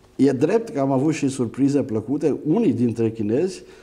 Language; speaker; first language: Romanian; native; Romanian